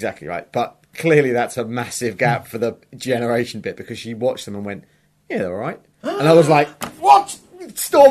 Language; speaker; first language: English; native; English